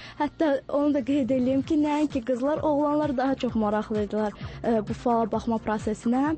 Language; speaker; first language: Azerbaijani; native; Azerbaijani